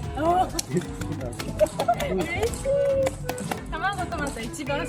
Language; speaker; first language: Japanese; non-native, learner; Chinese